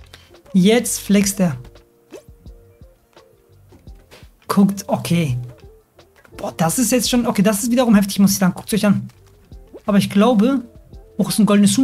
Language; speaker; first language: German; native; German